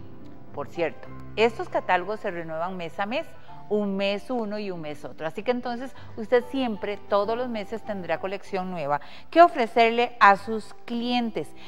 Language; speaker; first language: Spanish; native; Spanish